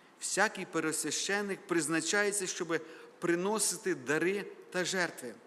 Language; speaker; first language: Ukrainian; native; Ukrainian